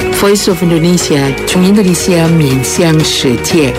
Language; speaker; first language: Chinese; early bilingual, heritage; Chinese